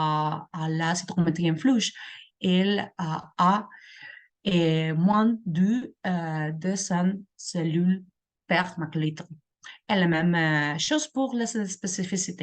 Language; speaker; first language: French; non-native, learner; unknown